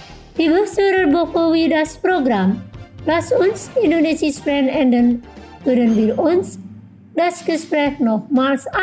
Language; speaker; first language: German; non-native, fluent; Indonesian